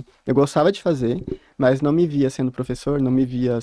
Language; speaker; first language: Portuguese; native; Portuguese